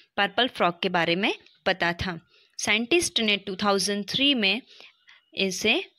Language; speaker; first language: Hindi; non-native, local second language; Gujarati